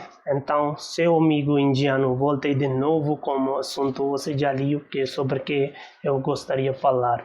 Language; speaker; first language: Portuguese; non-native, learner; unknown